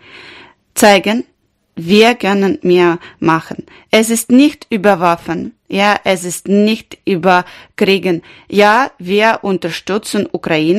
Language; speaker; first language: German; non-native, learner; Ukrainian